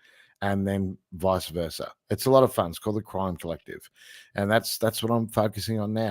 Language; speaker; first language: English; native; English